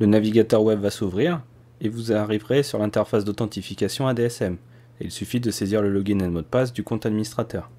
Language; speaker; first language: French; native; French